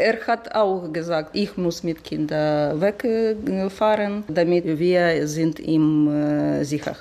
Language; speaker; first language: German; non-native, learner; Ukrainian